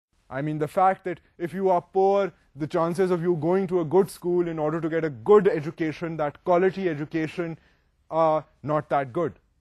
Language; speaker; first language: English; non-native, local second language; Urdu